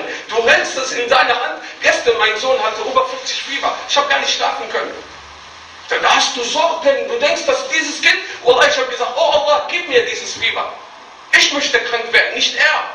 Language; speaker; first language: German; non-native, fluent; Arabic